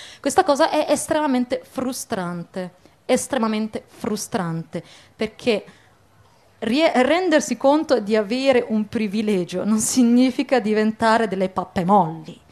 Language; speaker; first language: Italian; early bilingual, other home language; Arabic